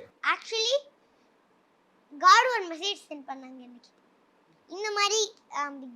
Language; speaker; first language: Tamil; non-native, local second language; Tulu